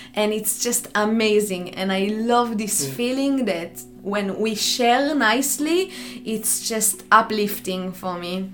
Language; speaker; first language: English; non-native, fluent; Hebrew